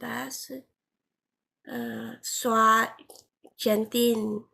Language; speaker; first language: French; non-native, learner; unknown